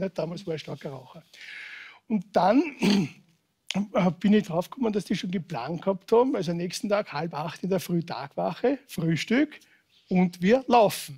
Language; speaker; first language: German; native; German